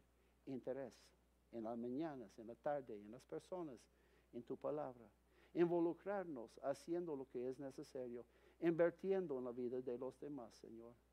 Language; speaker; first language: Spanish; non-native, fluent; English